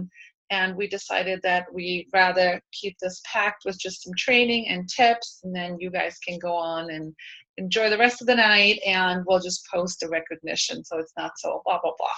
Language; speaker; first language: English; native; English